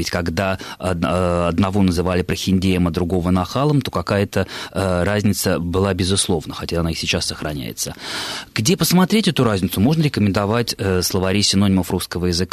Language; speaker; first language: Russian; native; Russian